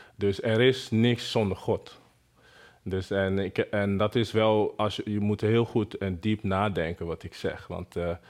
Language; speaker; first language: Dutch; non-native, fluent; Bini